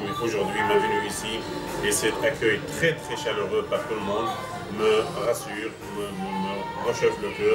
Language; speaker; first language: French; non-native, fluent; Arabic